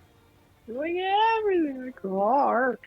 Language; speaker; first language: English; native; English